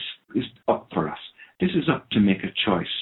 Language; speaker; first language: English; non-native, local second language; Irish